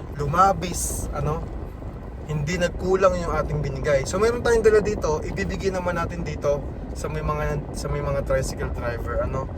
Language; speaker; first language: Filipino; native; Filipino